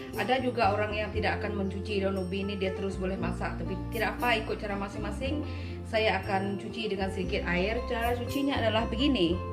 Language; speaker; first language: Malay; non-native, local second language; Iban